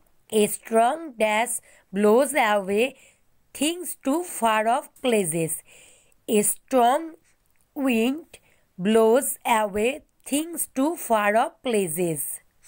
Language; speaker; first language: English; non-native, local second language; Bangla